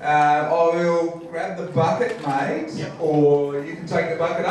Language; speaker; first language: English; native; English